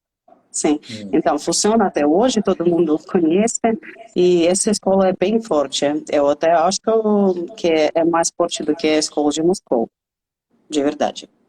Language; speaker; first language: Portuguese; non-native, fluent; Russian